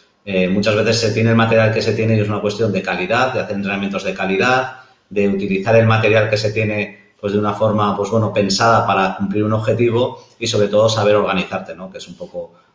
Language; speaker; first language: Spanish; native; Spanish